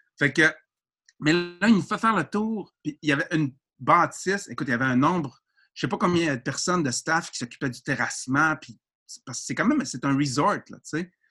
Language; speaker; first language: French; native; French